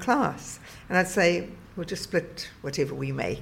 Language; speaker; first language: English; native; English